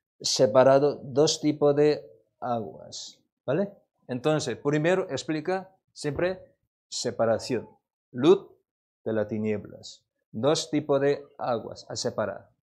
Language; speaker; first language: Spanish; non-native, learner; Korean